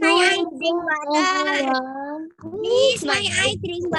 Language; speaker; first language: English; non-native, learner; Indonesian